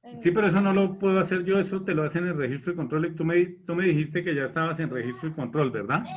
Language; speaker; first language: Spanish; native; Spanish